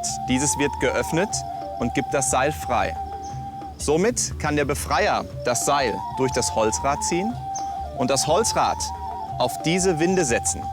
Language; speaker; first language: German; native; German